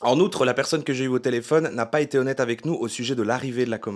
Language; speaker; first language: French; native; French